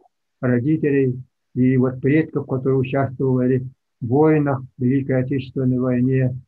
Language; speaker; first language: Russian; non-native, local second language; Yakut